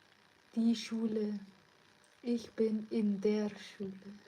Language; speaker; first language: German; early bilingual, other home language; Turkish